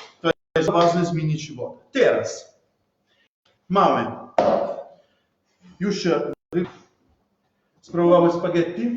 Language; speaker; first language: Polish; non-native, learner; Italian